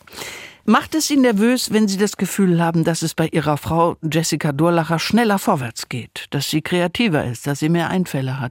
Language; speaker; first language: German; native; German